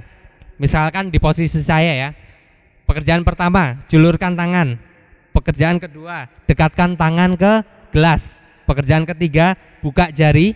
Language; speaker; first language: Indonesian; native; Indonesian